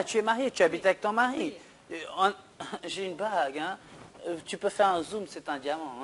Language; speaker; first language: French; non-native, local second language; Wolof